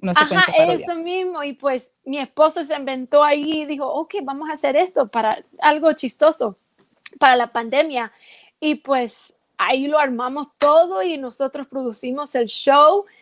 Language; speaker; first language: Spanish; early bilingual, heritage; Spanish